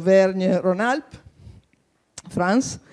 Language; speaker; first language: French; non-native, fluent; Italian